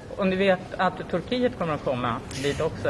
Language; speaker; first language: Swedish; native; Swedish